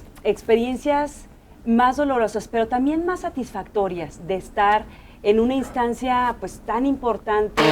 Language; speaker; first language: Spanish; native; Spanish